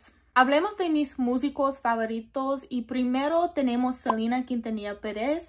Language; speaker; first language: Spanish; non-native, learner; English